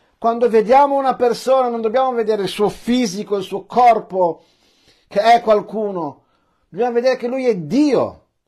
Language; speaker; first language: Italian; early bilingual, other home language; Persian